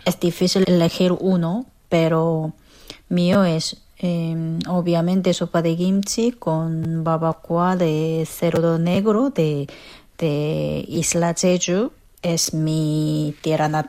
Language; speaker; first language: Spanish; non-native, fluent; Korean